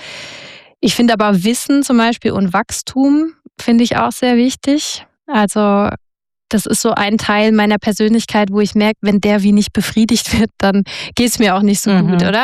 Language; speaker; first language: German; native; German